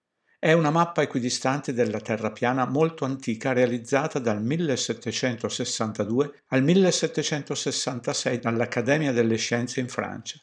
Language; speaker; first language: Italian; native; Italian